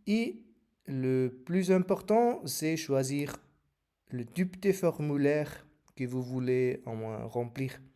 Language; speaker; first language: French; non-native, learner; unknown